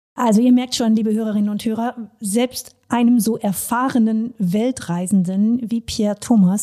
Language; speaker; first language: German; native; German